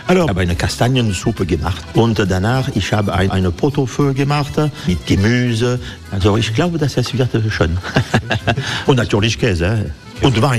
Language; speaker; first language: German; non-native, fluent; French